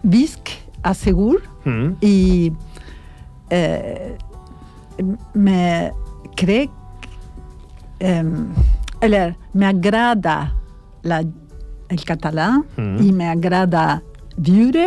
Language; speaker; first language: Catalan; non-native, learner; Spanish